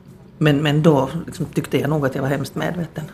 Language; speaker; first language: Swedish; native; Swedish